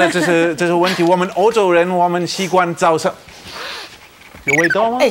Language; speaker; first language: Chinese; non-native, fluent; German